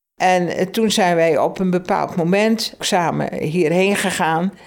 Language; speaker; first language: Dutch; native; Dutch